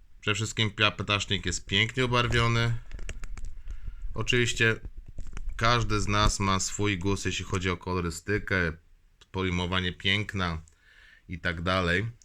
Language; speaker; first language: Polish; native; Polish